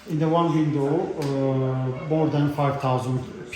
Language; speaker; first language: English; non-native, learner; Azerbaijani